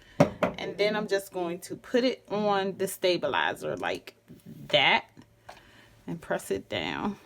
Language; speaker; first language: English; native; English